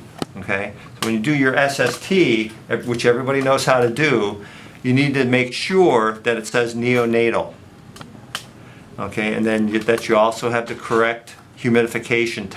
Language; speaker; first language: English; native; English